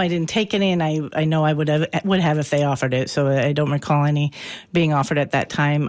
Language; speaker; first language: English; native; English